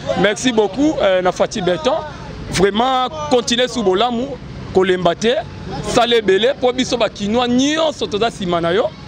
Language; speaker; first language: Lingala; native; Lingala